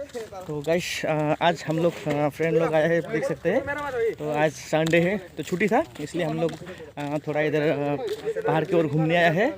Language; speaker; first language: Hindi; non-native, local second language; Nepali